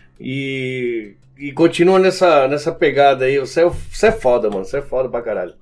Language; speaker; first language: Portuguese; early bilingual, other home language; Spanish